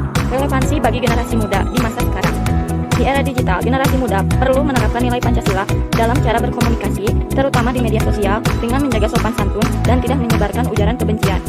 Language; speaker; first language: Indonesian; native; Indonesian